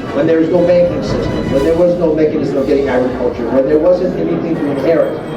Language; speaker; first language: English; native; English